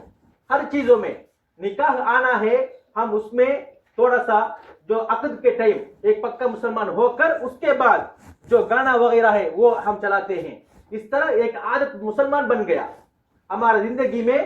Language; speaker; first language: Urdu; non-native, local second language; Tamil